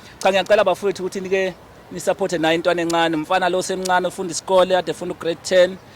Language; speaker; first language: Zulu; native; Zulu